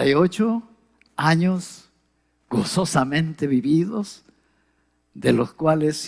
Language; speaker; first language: Spanish; native; Spanish